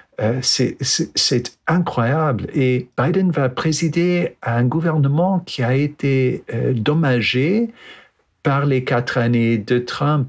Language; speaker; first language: French; non-native, fluent; English